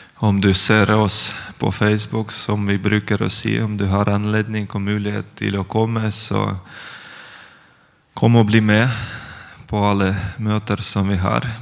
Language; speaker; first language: Norwegian; non-native, fluent; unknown